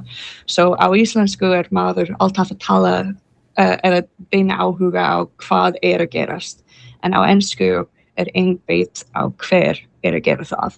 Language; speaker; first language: Icelandic; non-native, learner; English